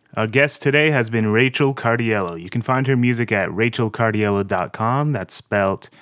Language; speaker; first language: English; native; English